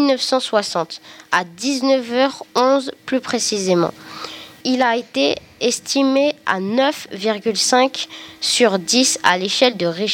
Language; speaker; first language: French; native; French